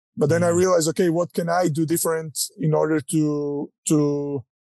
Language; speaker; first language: English; non-native, fluent; Croatian